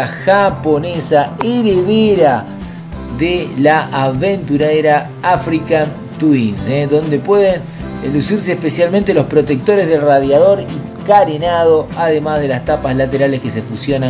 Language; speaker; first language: Spanish; native; Spanish